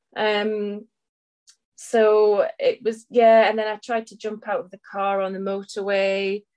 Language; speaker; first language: English; native; English